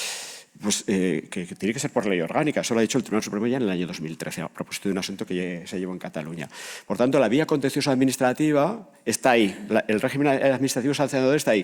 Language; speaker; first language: Spanish; native; Spanish